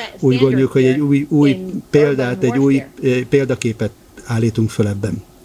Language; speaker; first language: Hungarian; early bilingual, heritage; Hebrew